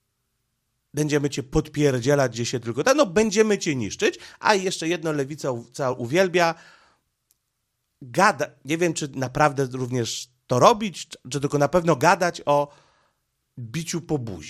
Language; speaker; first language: Polish; native; Polish